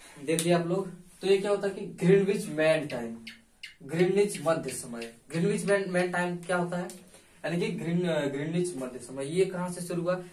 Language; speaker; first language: Hindi; native; Hindi